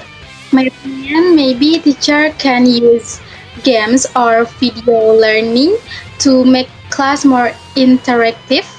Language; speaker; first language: English; non-native, learner; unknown